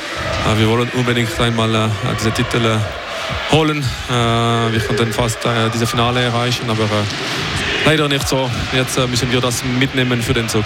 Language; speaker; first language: German; non-native, local second language; French